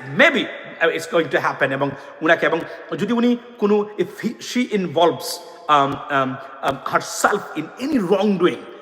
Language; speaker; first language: English; non-native, local second language; Bangla